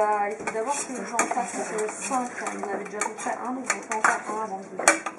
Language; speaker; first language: French; native; French